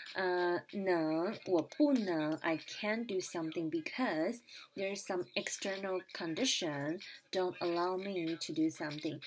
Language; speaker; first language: English; non-native, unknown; Chinese